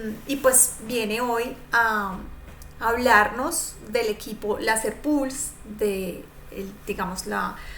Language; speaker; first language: Spanish; native; Spanish